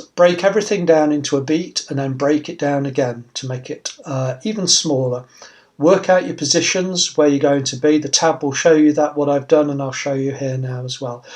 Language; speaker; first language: English; native; English